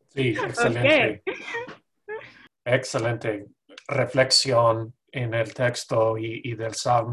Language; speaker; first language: Spanish; non-native, fluent; English